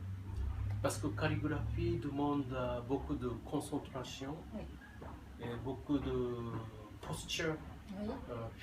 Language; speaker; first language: French; non-native, fluent; Japanese